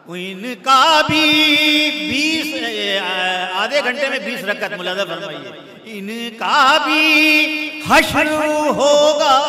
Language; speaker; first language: Urdu; native; Urdu